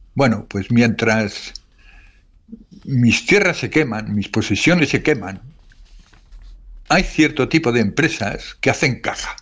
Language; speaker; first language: Spanish; native; Spanish